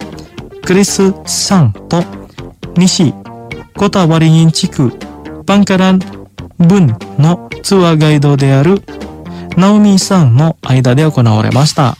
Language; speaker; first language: Japanese; non-native, fluent; Indonesian